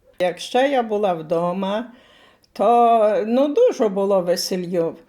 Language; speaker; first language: Ukrainian; native; Ukrainian